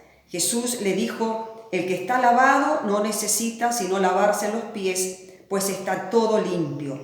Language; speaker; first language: Spanish; native; Spanish